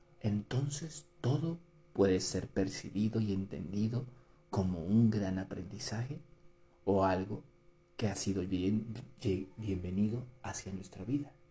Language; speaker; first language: Spanish; native; Spanish